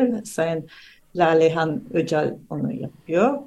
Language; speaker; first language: Turkish; non-native, fluent; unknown